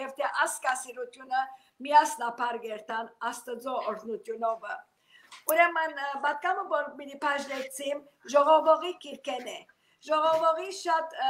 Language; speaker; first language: Armenian; early bilingual, heritage; Armenian